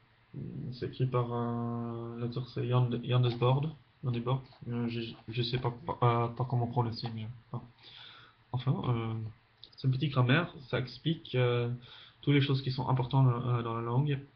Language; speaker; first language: French; non-native, fluent; Dutch